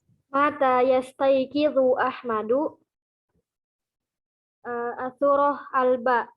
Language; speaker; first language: Arabic; non-native, learner; Indonesian